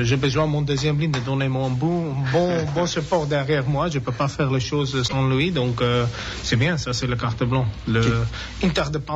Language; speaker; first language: French; non-native, learner; English